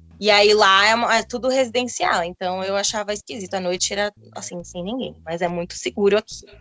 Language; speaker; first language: Portuguese; native; Portuguese